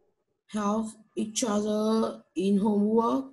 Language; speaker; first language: English; non-native, learner; Vietnamese